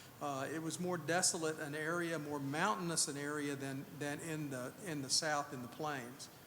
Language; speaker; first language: English; native; English